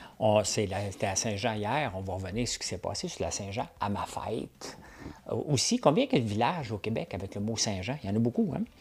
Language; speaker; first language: French; native; French